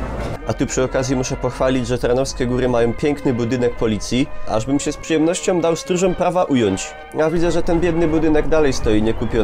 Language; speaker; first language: Polish; native; Polish